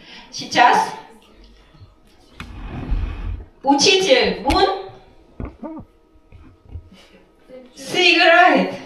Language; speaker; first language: Russian; non-native, fluent; Korean